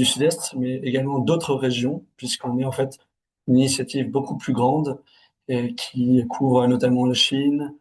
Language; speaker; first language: French; native; French